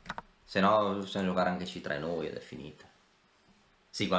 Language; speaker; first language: Italian; native; Italian